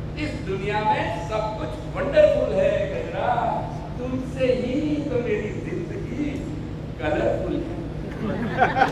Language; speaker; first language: Hindi; non-native, local second language; Gujarati